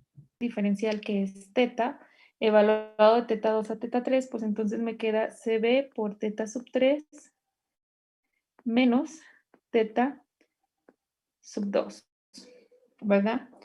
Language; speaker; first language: Spanish; native; Spanish